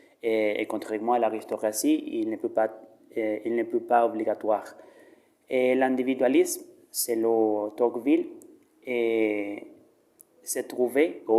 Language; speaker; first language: French; non-native, learner; Spanish